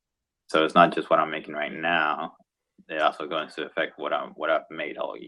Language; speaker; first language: English; non-native, local second language; Spanish